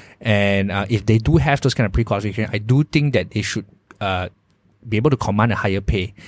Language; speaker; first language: English; non-native, local second language; Chinese